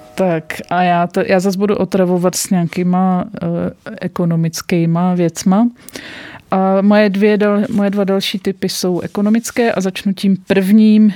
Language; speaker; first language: Czech; native; Czech